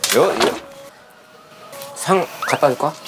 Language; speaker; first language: Korean; native; Korean